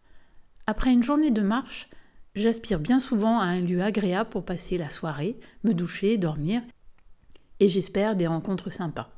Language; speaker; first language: French; native; French